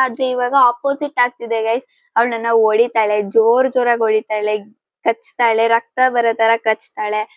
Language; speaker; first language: Kannada; non-native, local second language; Telugu